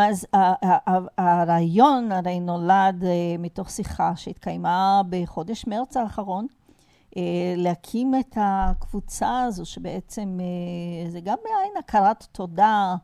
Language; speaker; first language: Hebrew; non-native, fluent; Portuguese